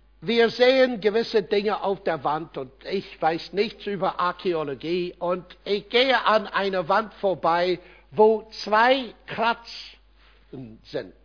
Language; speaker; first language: German; non-native, fluent; English